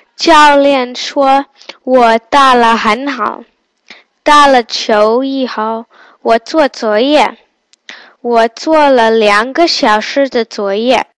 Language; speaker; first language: Chinese; non-native, learner; English